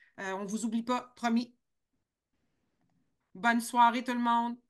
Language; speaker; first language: French; native; French